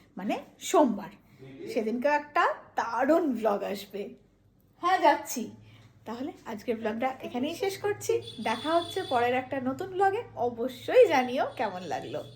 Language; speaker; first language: Bangla; non-native, local second language; Hindi